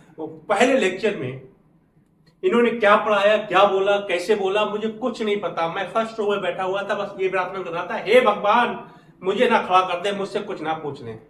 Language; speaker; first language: Hindi; native; Hindi